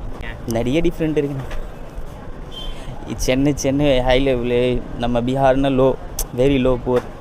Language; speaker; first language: Tamil; non-native, local second language; Hindi